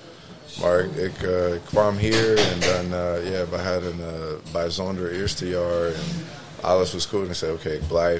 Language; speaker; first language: Dutch; non-native, learner; English